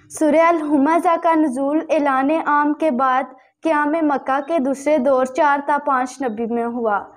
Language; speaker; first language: Urdu; native; Urdu